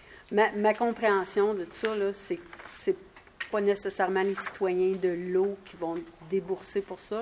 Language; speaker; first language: French; native; French